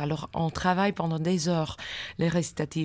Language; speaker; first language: French; non-native, fluent; English